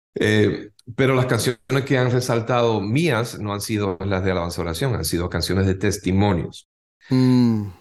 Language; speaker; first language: Spanish; native; Spanish